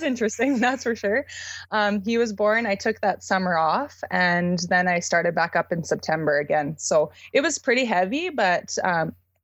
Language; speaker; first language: English; native; English